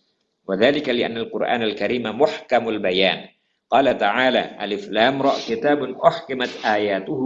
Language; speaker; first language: Arabic; non-native, fluent; Indonesian